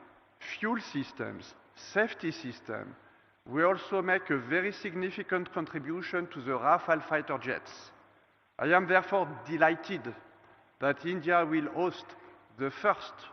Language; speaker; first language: English; non-native, fluent; French